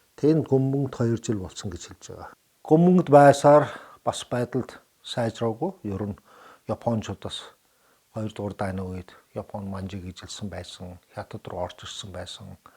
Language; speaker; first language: Mongolian; early bilingual, heritage; Mongolian